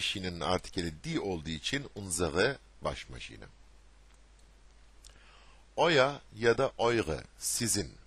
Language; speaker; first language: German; non-native, fluent; Turkish